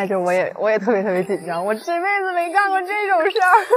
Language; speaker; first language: Chinese; native; Chinese